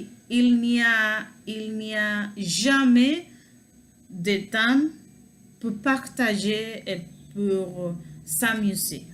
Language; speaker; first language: French; non-native, learner; Spanish